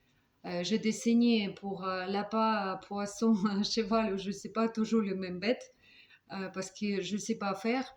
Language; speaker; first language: French; non-native, fluent; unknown